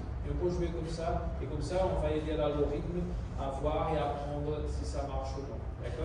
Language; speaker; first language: French; non-native, learner; Spanish